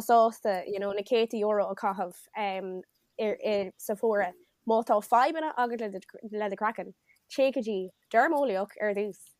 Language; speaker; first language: Irish; native; Irish